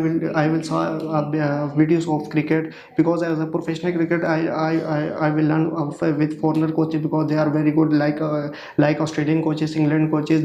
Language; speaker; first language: English; non-native, learner; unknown